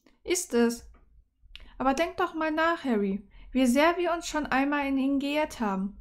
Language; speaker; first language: German; native; German